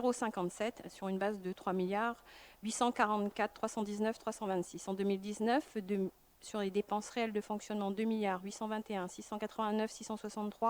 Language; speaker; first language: French; native; French